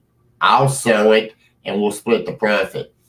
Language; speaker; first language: English; native; English